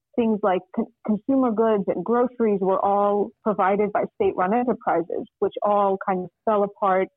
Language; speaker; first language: English; non-native, fluent; Russian